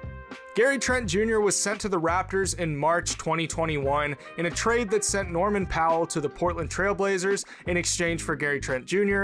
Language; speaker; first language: English; native; English